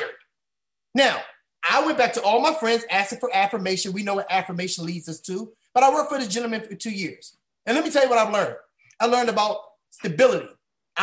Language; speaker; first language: English; native; English